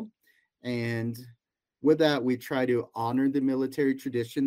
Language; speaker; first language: English; native; English